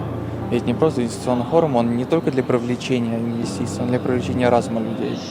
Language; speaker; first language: Russian; native; Russian